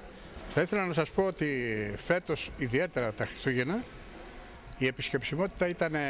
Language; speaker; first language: Greek; native; Greek